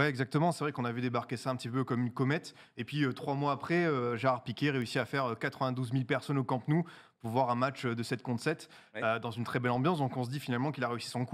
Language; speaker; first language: French; native; French